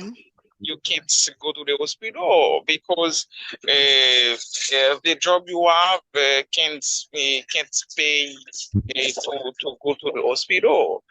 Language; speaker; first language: English; non-native, learner; Haitian Creole